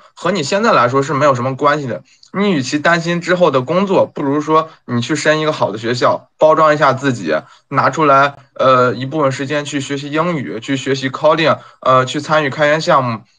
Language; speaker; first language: Chinese; native; Chinese